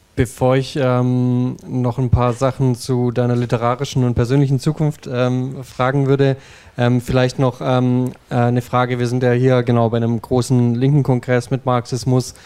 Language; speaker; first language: German; native; German